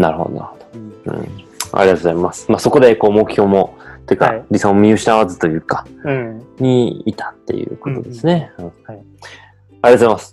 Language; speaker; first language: Japanese; native; Japanese